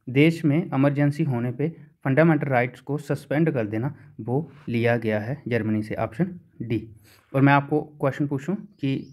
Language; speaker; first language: Hindi; native; Hindi